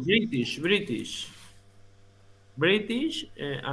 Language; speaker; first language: English; non-native, learner; Spanish